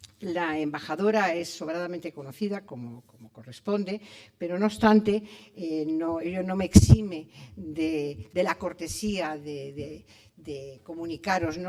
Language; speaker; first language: Spanish; native; Spanish